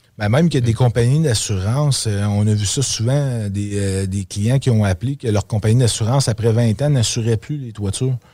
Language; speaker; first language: French; native; French